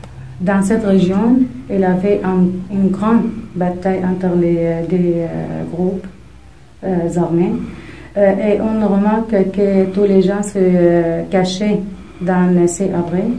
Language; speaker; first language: French; non-native, fluent; Arabic